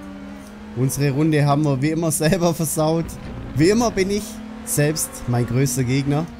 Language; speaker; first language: German; native; German